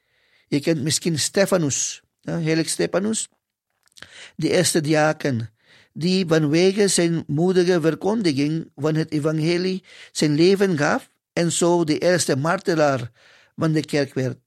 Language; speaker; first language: Dutch; non-native, fluent; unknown